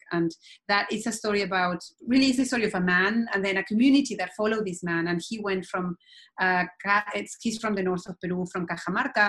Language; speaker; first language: English; non-native, fluent; Spanish